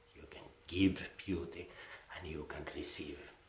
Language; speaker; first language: English; non-native, fluent; Finnish